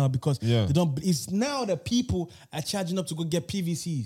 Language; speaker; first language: English; non-native, local second language; Igbo